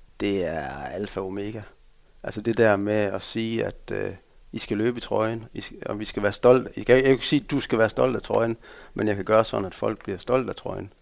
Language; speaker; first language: Danish; native; Danish